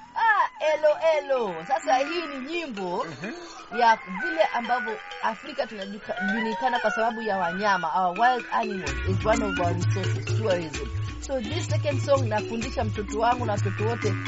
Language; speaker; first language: Swahili; native; Swahili